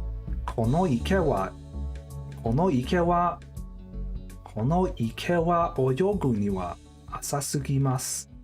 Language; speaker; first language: Japanese; non-native, learner; English